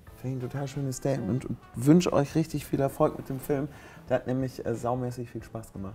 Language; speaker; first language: German; native; German